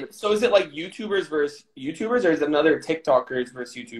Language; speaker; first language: English; native; English